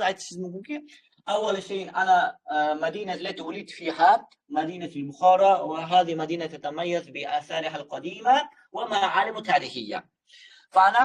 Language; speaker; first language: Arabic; non-native, fluent; Uzbek